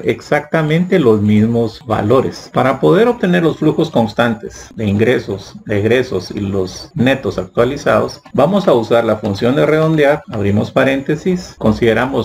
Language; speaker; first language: Spanish; native; Spanish